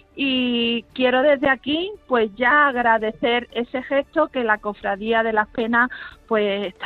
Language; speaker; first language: Spanish; native; Spanish